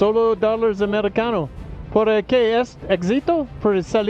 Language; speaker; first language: Spanish; non-native, learner; English